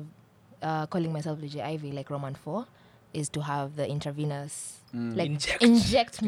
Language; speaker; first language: English; non-native, local second language; Swahili